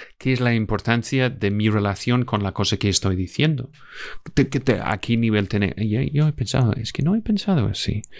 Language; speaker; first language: Spanish; non-native, fluent; English